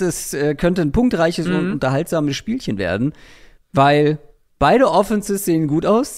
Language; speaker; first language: German; native; German